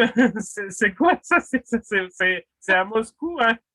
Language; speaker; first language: French; non-native, fluent; Russian